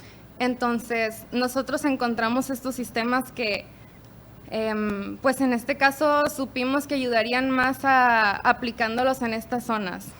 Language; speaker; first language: Spanish; native; Spanish